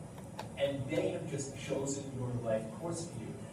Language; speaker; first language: English; native; English